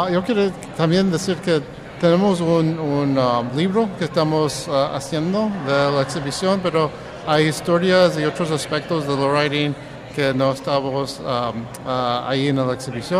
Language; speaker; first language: Spanish; non-native, fluent; English